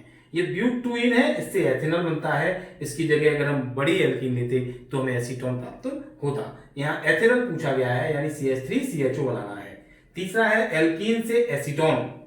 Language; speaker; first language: Hindi; native; Hindi